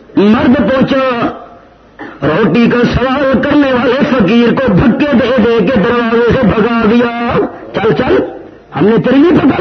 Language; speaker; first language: Urdu; non-native, local second language; Saraiki